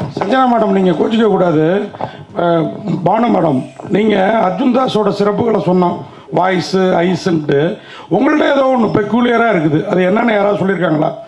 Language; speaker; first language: Tamil; native; Tamil